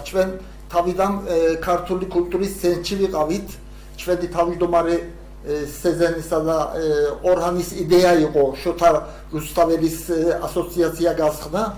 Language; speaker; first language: Georgian; early bilingual, heritage; Georgian